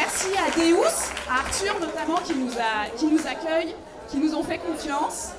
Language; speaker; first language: French; native; French